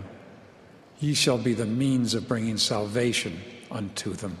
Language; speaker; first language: English; native; English